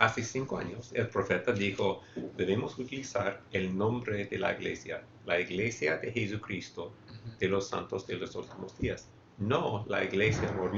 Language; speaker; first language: Spanish; non-native, fluent; English